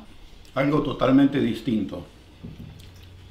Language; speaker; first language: Spanish; native; Spanish